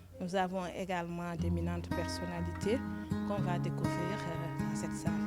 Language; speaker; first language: French; non-native, local second language; Wolof